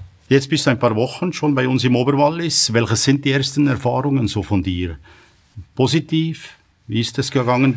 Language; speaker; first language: German; native; German